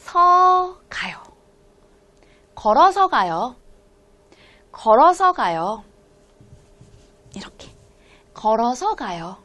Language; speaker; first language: Korean; non-native, fluent; Hmong